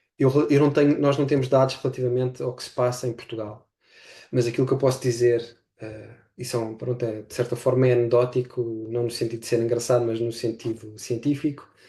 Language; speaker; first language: Portuguese; native; Portuguese